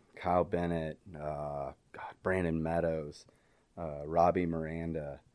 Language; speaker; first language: English; native; English